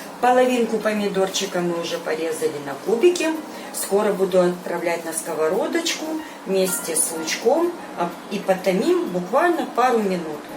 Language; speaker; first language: Russian; non-native, local second language; Ukrainian